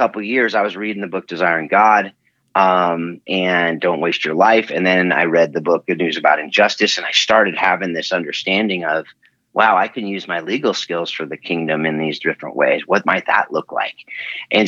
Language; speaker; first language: English; native; English